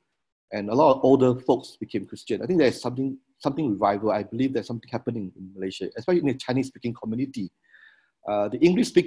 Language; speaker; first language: English; non-native, local second language; Min Nan Chinese